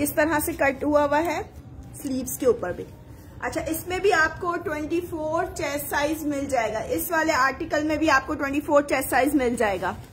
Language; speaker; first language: Urdu; native; Urdu